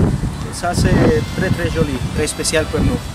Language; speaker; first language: French; non-native, learner; Spanish